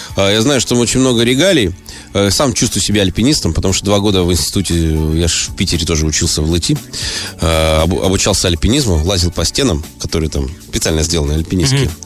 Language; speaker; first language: Russian; native; Russian